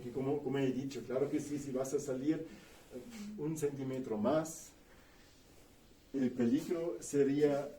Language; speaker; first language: Spanish; non-native, fluent; German